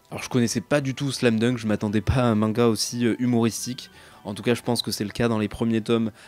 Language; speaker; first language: French; native; French